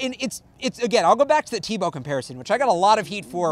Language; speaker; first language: English; native; English